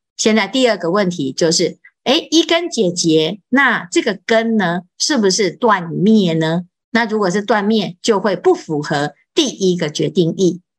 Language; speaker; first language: Chinese; native; Chinese